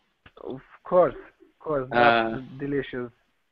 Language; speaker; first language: English; non-native, learner; Arabic